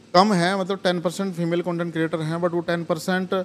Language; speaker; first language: Hindi; native; Hindi